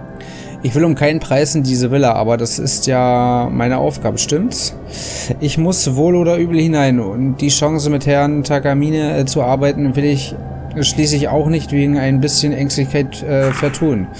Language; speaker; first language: German; native; German